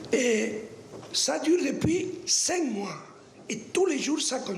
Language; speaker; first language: French; non-native, fluent; Spanish